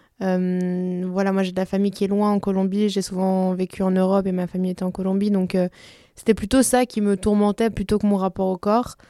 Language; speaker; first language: French; early bilingual, other home language; Spanish